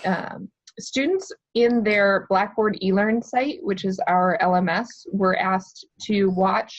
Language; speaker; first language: English; native; English